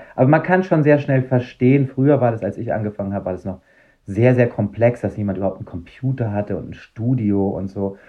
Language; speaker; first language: German; native; German